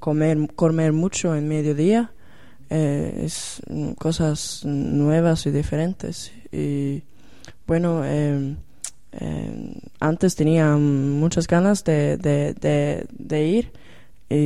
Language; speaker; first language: Spanish; non-native, learner; Swedish